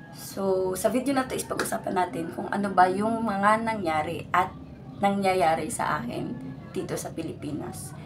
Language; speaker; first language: Filipino; native; Filipino